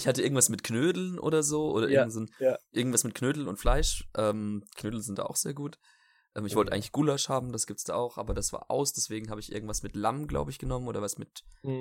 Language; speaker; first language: German; native; German